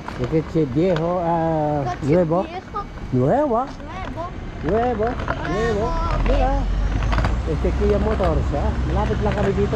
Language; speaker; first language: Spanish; non-native, learner; Filipino